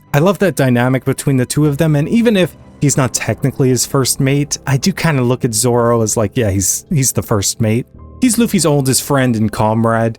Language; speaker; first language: English; native; English